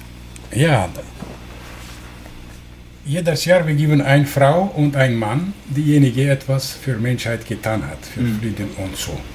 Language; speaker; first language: German; non-native, learner; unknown